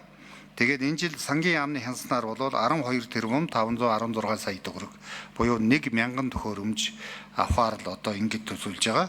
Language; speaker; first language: Mongolian; native; Mongolian